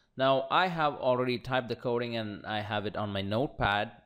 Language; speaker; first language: English; non-native, local second language; Malayalam